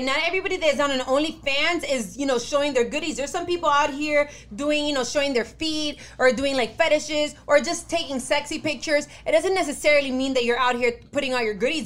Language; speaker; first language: English; early bilingual, other home language; Spanish